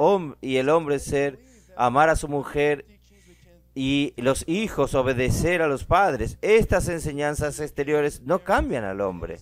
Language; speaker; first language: Spanish; non-native, fluent; Portuguese